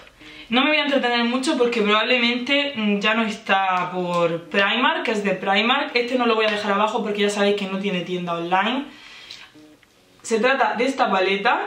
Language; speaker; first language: Spanish; native; Spanish